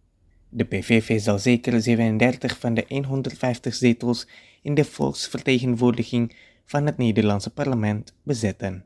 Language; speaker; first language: Dutch; non-native, fluent; Indonesian